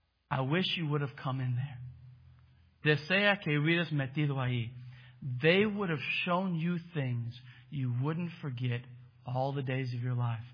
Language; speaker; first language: English; native; English